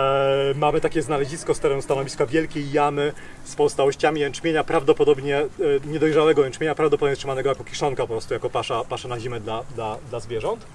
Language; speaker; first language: Polish; native; Polish